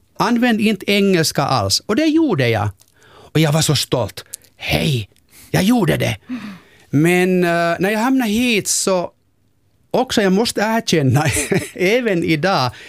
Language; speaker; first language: Swedish; non-native, local second language; Finnish